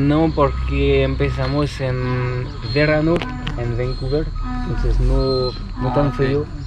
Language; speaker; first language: Spanish; non-native, learner; French